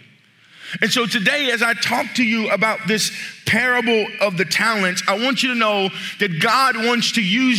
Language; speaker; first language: English; native; English